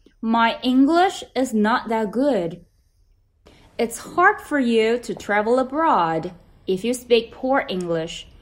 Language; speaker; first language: English; non-native, fluent; Chinese